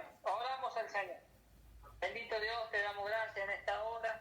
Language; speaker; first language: Spanish; native; Spanish